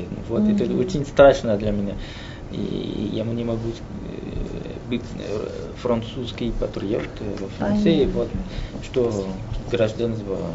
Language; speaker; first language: Russian; non-native, learner; French